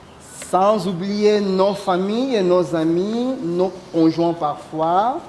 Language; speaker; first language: French; non-native, fluent; Portuguese